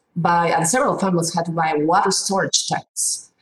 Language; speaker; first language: English; non-native, fluent; Spanish